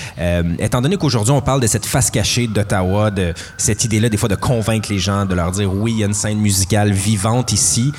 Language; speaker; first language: French; native; French